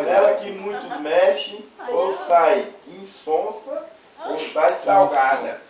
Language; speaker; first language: Portuguese; native; Portuguese